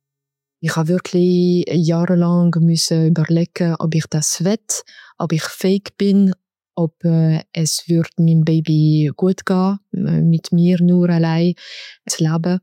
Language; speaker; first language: German; non-native, local second language; French